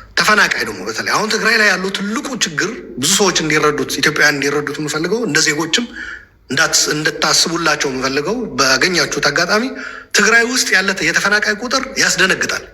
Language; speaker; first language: Amharic; non-native, local second language; Tigrinya